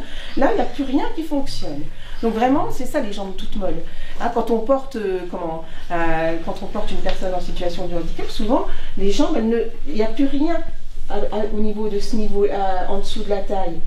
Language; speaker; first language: French; native; French